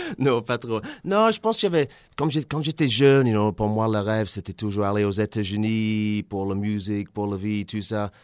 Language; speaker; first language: French; non-native, fluent; English